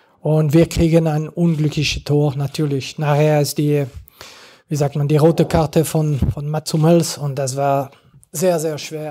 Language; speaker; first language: German; non-native, fluent; French